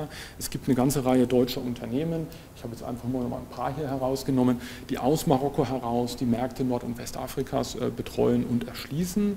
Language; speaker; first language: German; native; German